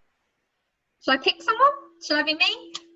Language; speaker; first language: English; native; English